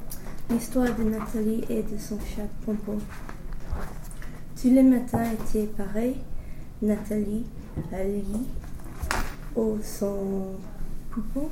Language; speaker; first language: French; non-native, learner; English